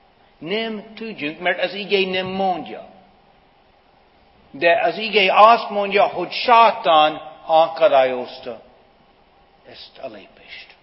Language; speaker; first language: Hungarian; non-native, fluent; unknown